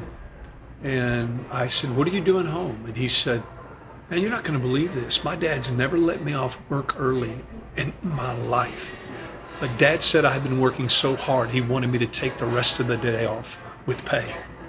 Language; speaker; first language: English; native; English